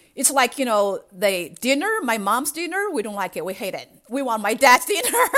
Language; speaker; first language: English; non-native, fluent; Chinese